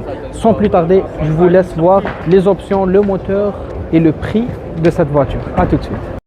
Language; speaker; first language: French; native; French